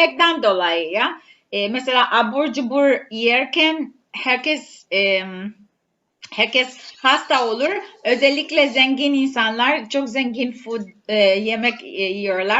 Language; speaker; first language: Turkish; non-native, learner; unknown